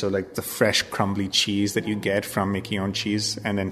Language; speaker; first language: English; non-native, local second language; Bangla